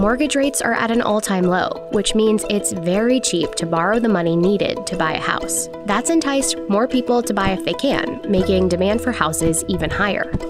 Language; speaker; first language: English; native; English